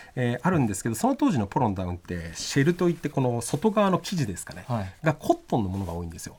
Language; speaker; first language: Japanese; native; Japanese